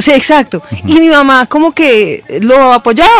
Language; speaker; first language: Spanish; native; Spanish